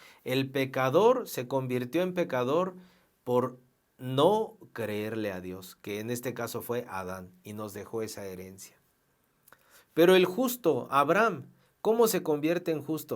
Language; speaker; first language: Spanish; native; Spanish